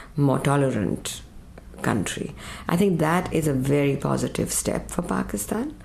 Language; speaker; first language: English; non-native, local second language; Urdu